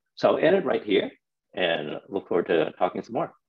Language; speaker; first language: English; non-native, local second language; Cantonese